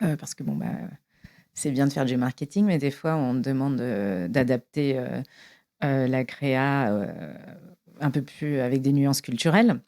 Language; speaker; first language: French; native; French